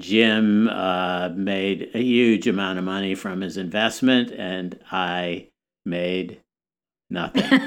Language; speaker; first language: English; native; English